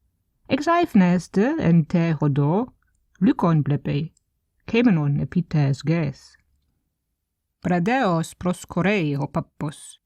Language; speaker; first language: Greek; non-native, fluent; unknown